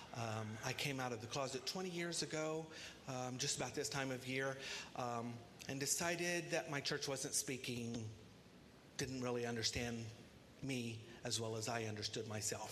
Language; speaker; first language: English; native; English